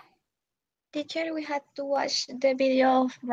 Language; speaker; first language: English; non-native, learner; Spanish